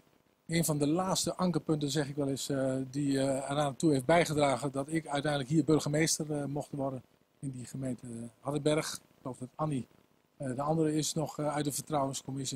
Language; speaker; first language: Dutch; native; Dutch